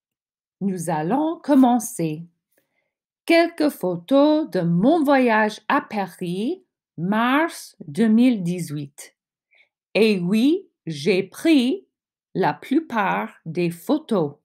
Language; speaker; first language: French; non-native, fluent; English